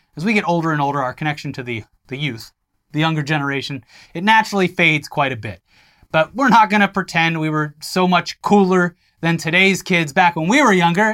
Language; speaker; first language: English; native; English